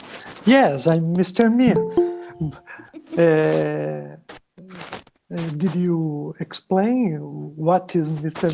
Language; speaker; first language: English; non-native, learner; Portuguese